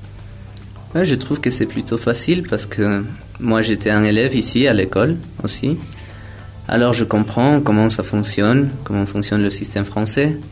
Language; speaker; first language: French; non-native, fluent; Spanish